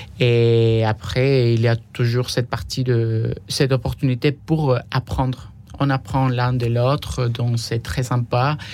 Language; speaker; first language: French; non-native, fluent; Spanish